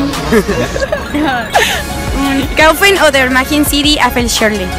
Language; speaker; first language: German; non-native, learner; Spanish